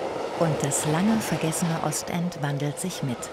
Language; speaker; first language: German; native; German